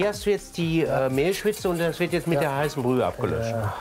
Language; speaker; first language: German; native; German